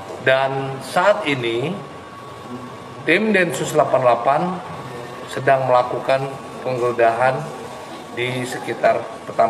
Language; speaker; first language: Indonesian; native; Indonesian